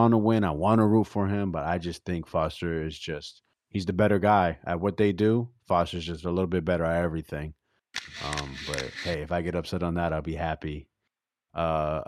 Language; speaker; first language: English; native; English